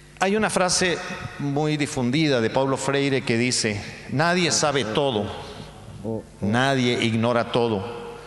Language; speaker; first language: Spanish; native; Spanish